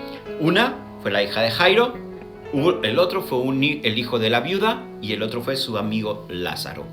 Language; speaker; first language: Spanish; native; Spanish